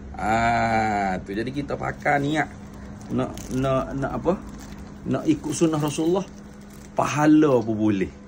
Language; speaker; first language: Malay; native; Malay